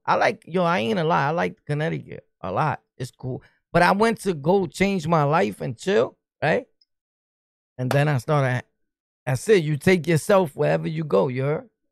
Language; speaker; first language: English; early bilingual, other home language; Spanish